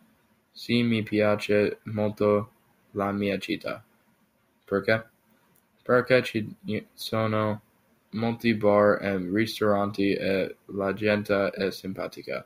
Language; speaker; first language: Italian; non-native, learner; English